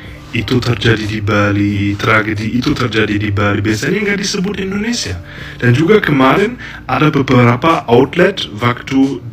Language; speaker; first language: Indonesian; non-native, fluent; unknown